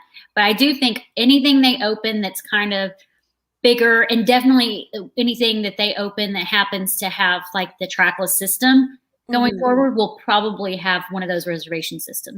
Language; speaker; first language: English; native; English